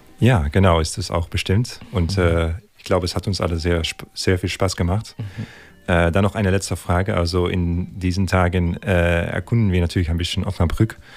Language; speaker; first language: German; native; German